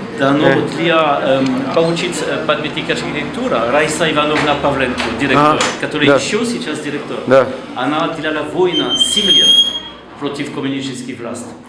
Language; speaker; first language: Russian; non-native, learner; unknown